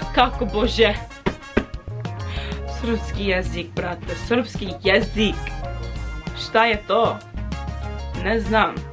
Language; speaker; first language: Serbian; non-native, learner; English